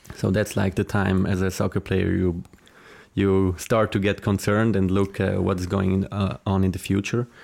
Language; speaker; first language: English; non-native, fluent; Swiss German